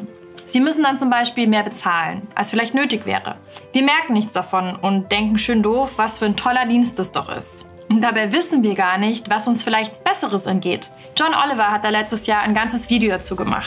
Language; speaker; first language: German; native; German